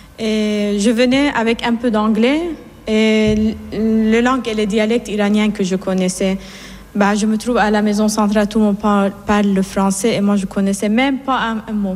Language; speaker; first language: French; non-native, fluent; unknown